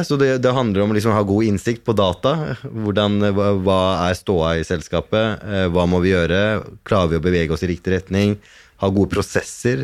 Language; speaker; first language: Norwegian; early bilingual, other home language; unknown